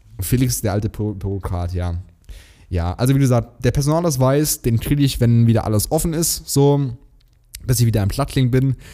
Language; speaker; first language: German; native; German